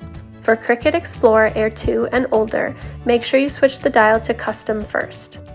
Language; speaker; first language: English; native; English